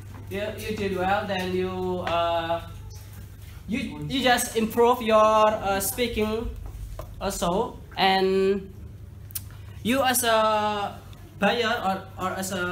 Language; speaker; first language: English; non-native, learner; Indonesian